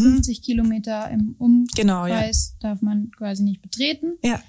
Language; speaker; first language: German; native; German